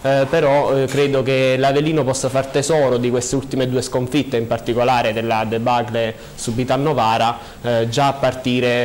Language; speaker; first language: Italian; native; Italian